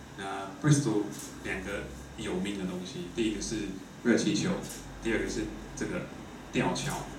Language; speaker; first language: Chinese; non-native, fluent; English